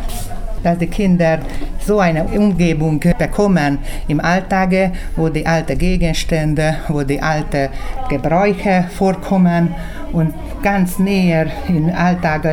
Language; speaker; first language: German; early bilingual, heritage; German